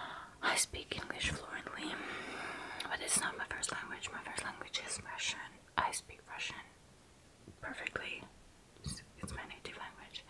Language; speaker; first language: English; non-native, fluent; Russian